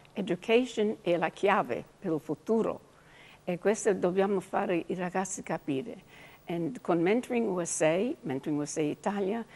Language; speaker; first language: Italian; early bilingual, heritage; English